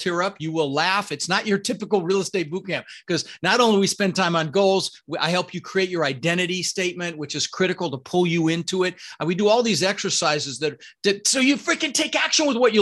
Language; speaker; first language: English; early bilingual, other home language; Dutch